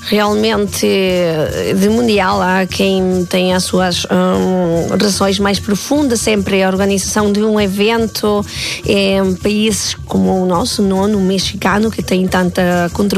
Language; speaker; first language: Portuguese; non-native, fluent; Spanish